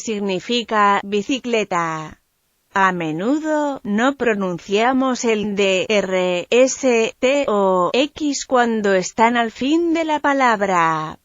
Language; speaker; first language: Spanish; non-native, fluent; French